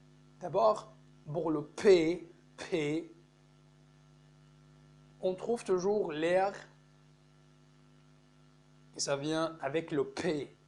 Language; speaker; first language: French; non-native, fluent; Arabic